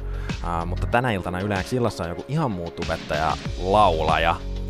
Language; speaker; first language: Finnish; native; Finnish